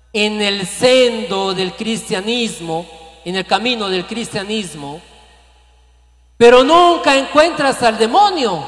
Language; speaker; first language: Spanish; native; Spanish